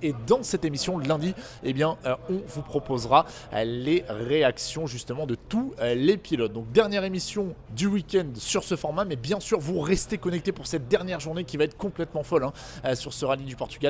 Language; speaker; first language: French; native; French